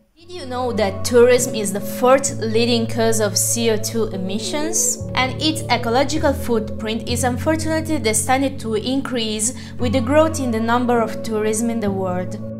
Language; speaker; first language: English; non-native, fluent; Italian